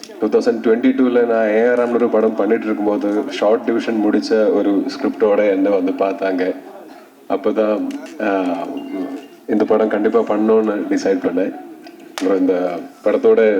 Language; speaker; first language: Tamil; non-native, learner; Malayalam